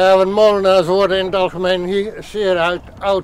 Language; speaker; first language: Dutch; non-native, fluent; English